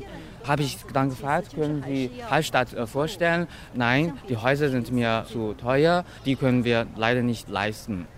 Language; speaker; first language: German; non-native, fluent; Chinese